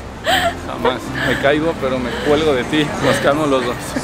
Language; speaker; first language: Spanish; native; Spanish